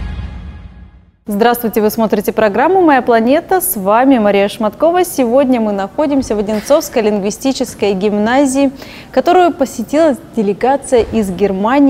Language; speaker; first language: Russian; native; Russian